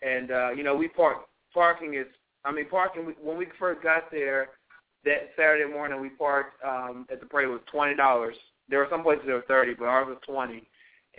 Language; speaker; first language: English; native; English